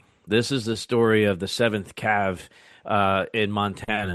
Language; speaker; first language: English; native; English